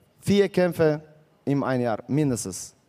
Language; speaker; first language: German; non-native, fluent; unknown